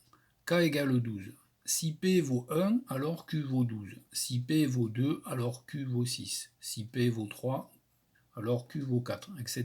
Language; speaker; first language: French; native; French